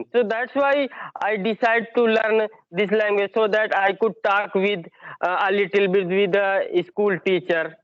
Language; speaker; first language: English; non-native, learner; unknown